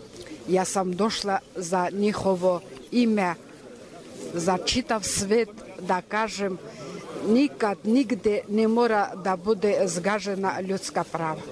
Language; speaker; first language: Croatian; non-native, fluent; Armenian